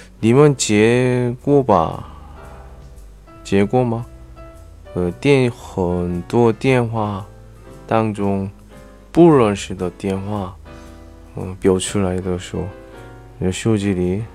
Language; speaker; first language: Chinese; non-native, learner; Korean